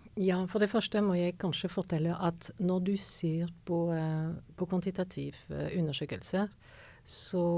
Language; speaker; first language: Norwegian; non-native, fluent; French